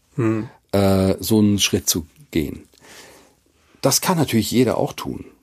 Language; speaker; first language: German; native; German